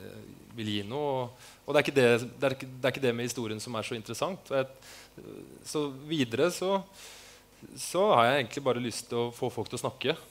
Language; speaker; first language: Norwegian; native; Norwegian